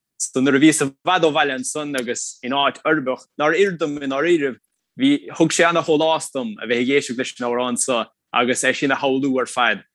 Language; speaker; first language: Irish; native; Irish